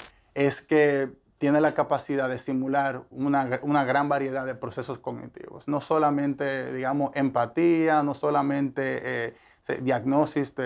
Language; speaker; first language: Spanish; native; Spanish